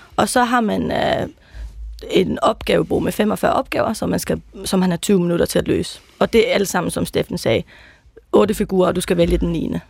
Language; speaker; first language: Danish; non-native, local second language; Faroese